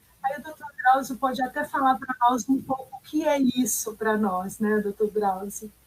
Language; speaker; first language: Portuguese; native; Portuguese